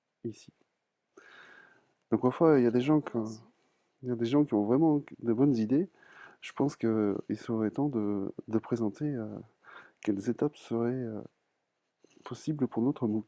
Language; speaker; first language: French; native; French